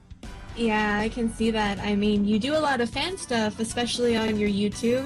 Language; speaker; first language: English; native; English